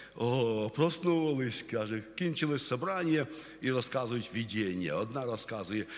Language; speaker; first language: Russian; non-native, local second language; Ukrainian